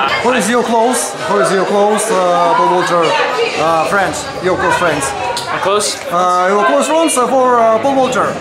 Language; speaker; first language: English; non-native, learner; Russian